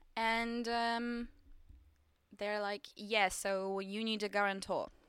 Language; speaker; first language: English; non-native, fluent; Polish